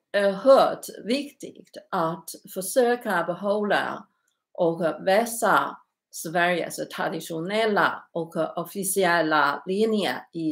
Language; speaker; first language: Swedish; non-native, learner; Chinese